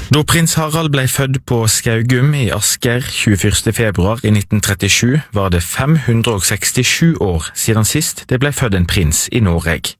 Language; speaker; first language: Norwegian; native; Norwegian